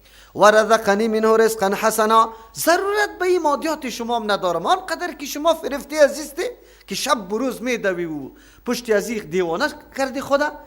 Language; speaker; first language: Persian; native; Persian